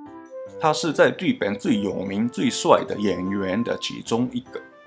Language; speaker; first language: Chinese; non-native, fluent; Japanese